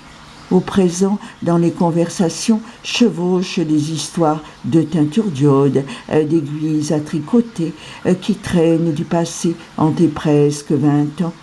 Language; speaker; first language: French; native; French